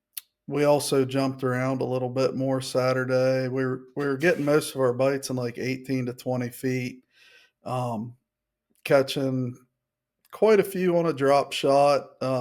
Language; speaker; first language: English; native; English